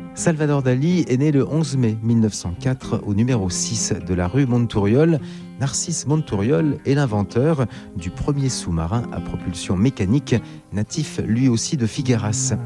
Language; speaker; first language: French; native; French